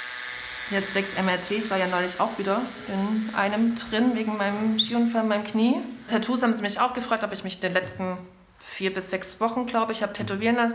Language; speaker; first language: German; native; German